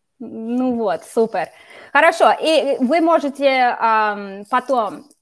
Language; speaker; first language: Russian; non-native, fluent; English